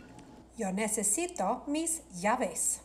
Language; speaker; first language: Spanish; non-native, fluent; English